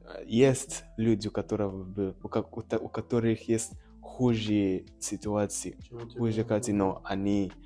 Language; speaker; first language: Russian; non-native, learner; Nyanja